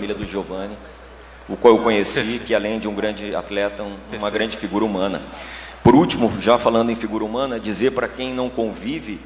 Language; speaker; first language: Portuguese; native; Portuguese